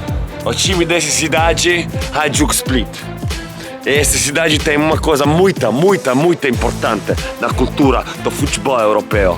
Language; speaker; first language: Portuguese; non-native, fluent; Spanish